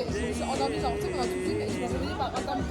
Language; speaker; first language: French; native; French